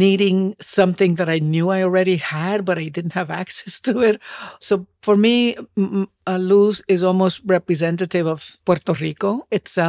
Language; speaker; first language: English; non-native, fluent; Spanish